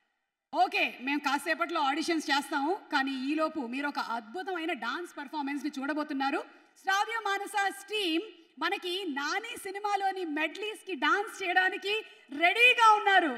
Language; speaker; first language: Telugu; native; Telugu